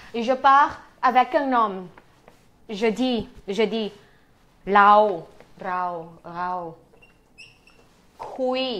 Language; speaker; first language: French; non-native, fluent; Thai